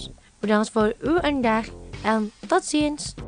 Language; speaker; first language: Dutch; non-native, fluent; Indonesian